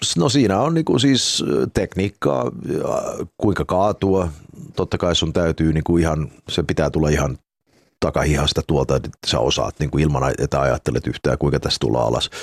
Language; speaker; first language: Finnish; early bilingual, heritage; Finnish